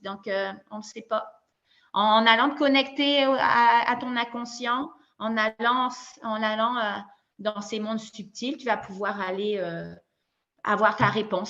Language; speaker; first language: French; native; French